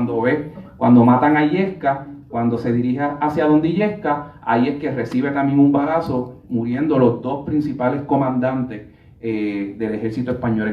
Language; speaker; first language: Spanish; native; Spanish